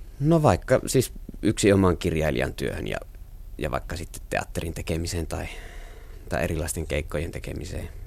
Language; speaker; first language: Finnish; native; Finnish